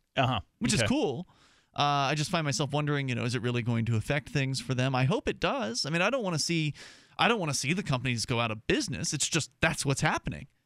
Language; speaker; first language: English; native; English